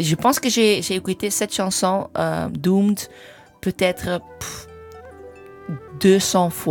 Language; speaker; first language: French; non-native, fluent; English